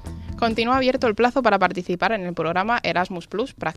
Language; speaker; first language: Spanish; native; Spanish